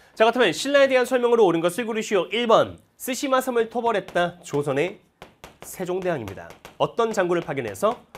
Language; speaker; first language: Korean; native; Korean